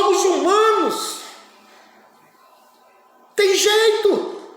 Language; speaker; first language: Portuguese; native; Portuguese